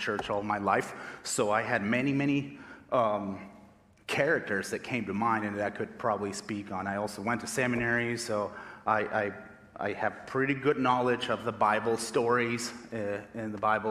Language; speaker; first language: English; non-native, fluent; Spanish